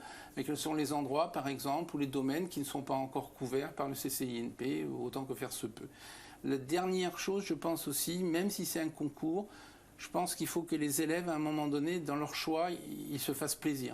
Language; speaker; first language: French; native; French